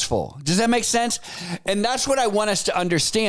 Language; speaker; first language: English; native; English